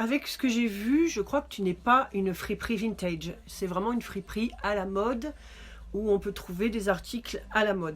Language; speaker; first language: French; native; French